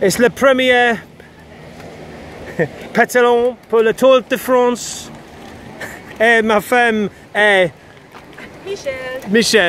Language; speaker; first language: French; non-native, learner; English